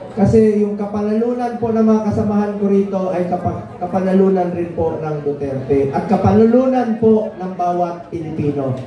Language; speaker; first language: Filipino; non-native, local second language; Cebuano